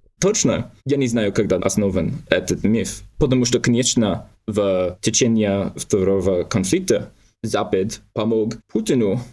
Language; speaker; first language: Russian; non-native, learner; English